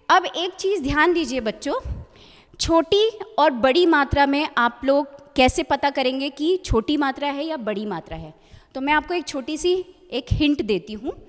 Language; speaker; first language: Hindi; native; Hindi